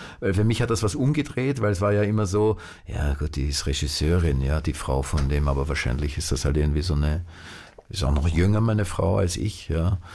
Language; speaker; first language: German; native; German